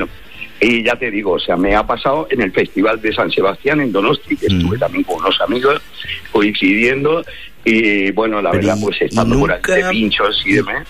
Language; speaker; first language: Spanish; native; Spanish